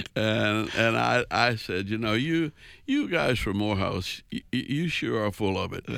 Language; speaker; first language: English; native; English